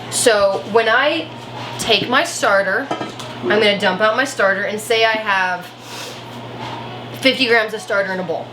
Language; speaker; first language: English; native; English